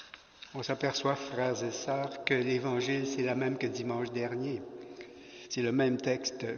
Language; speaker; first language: French; native; French